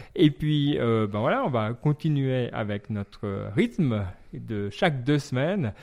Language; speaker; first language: French; native; French